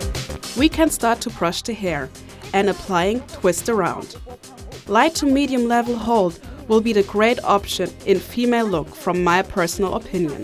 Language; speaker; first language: English; non-native, fluent; Chinese